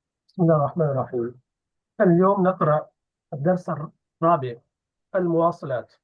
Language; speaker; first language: Arabic; non-native, fluent; Urdu